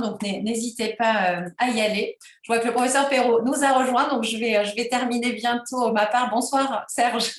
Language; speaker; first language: French; native; French